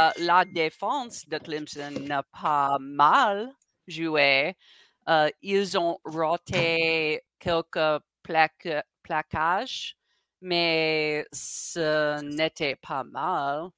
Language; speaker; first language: French; non-native, learner; English